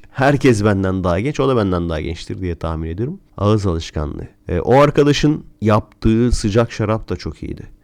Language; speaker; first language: Turkish; native; Turkish